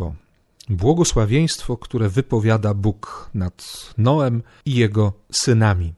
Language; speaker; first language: Polish; native; Polish